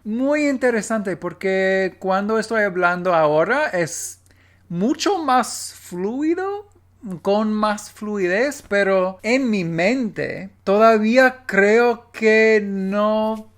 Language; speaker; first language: Spanish; non-native, learner; English